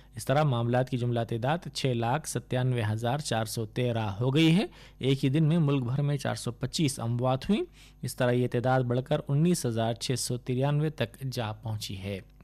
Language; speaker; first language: Urdu; native; Urdu